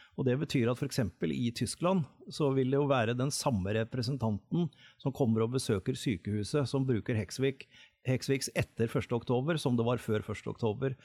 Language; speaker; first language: Norwegian; native; Norwegian